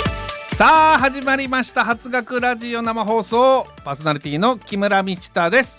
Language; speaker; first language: Japanese; native; Japanese